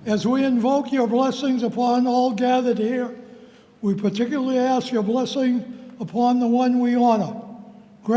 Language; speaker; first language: English; native; English